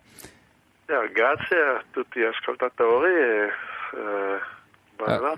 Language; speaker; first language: Italian; non-native, local second language; German